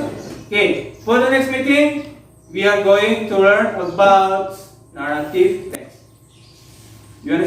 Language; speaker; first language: English; non-native, learner; Indonesian